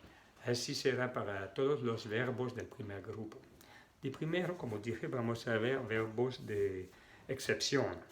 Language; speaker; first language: Spanish; non-native, fluent; French